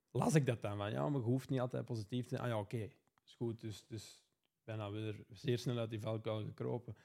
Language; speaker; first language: Dutch; native; Dutch